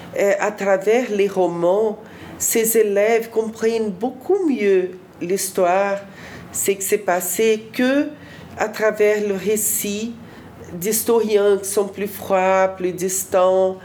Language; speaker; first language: French; non-native, fluent; Portuguese